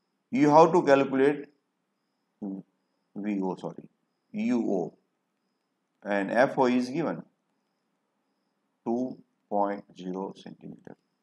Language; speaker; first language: English; non-native, local second language; Gujarati